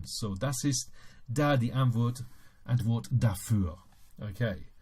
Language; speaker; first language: German; non-native, fluent; English